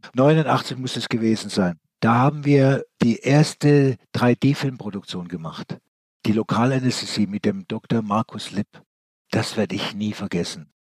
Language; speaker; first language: German; native; German